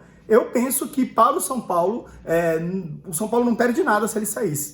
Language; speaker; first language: Portuguese; native; Portuguese